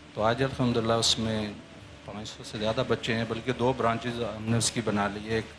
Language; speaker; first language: Urdu; native; Urdu